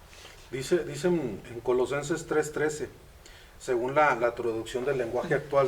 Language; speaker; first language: Spanish; native; Spanish